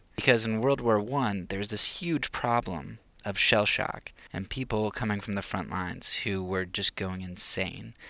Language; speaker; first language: English; native; English